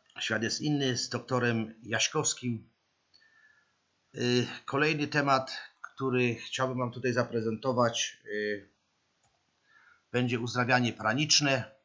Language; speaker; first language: Polish; native; Polish